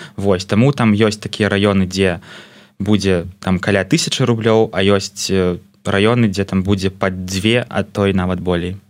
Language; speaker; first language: Belarusian; non-native, local second language; Russian